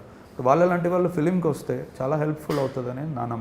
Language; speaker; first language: Telugu; native; Telugu